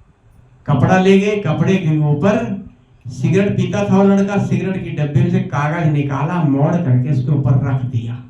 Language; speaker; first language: Hindi; native; Hindi